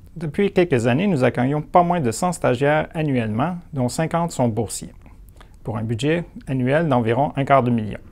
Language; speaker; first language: French; native; French